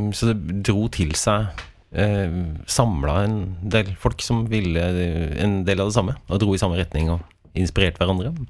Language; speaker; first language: Norwegian; native; Norwegian